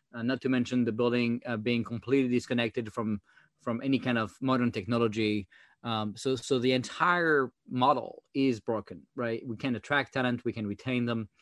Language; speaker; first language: English; non-native, fluent; French